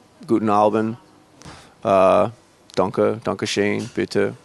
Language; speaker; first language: German; non-native, learner; English